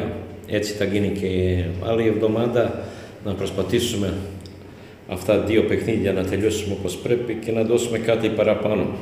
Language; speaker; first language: Greek; non-native, fluent; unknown